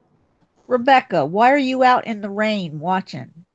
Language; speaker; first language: English; native; English